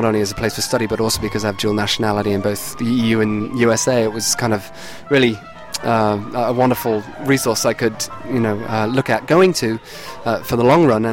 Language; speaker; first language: English; native; English